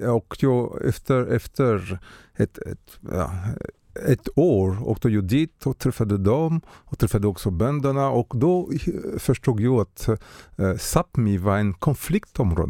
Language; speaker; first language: Swedish; non-native, fluent; French